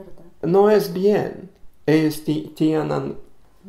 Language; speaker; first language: Spanish; non-native, learner; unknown